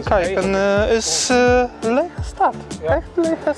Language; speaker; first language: Dutch; non-native, learner; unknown